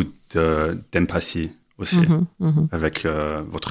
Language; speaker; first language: French; non-native, learner; English